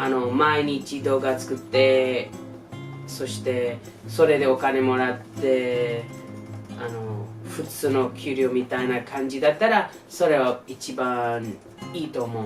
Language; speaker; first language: Japanese; non-native, learner; English